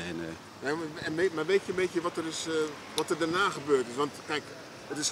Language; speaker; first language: Dutch; native; Dutch